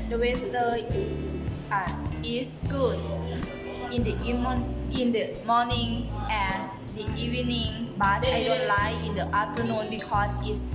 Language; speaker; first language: English; non-native, learner; Lao